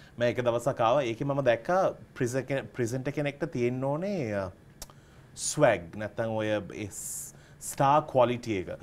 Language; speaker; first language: Sinhala; non-native, local second language; English